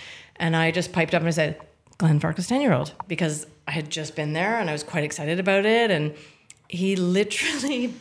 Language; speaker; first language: English; native; English